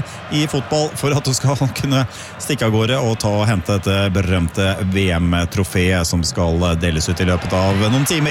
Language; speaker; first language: Norwegian; native; Norwegian